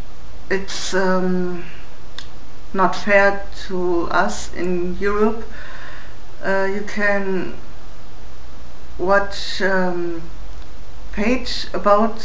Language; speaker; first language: English; non-native, learner; German